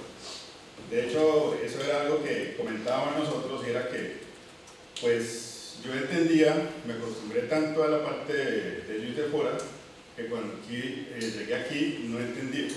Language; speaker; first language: Spanish; native; Spanish